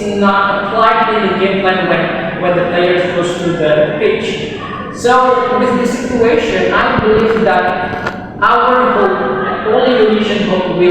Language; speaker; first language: English; non-native, fluent; Indonesian